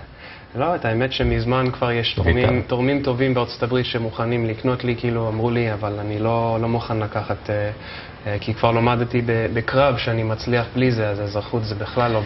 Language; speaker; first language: Hebrew; non-native, fluent; English